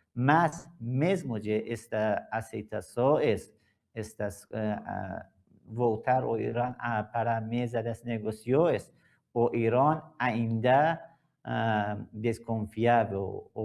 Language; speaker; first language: Portuguese; non-native, learner; Persian